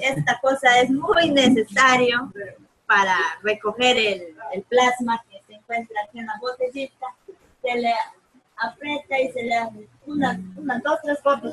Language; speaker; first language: Spanish; native; Spanish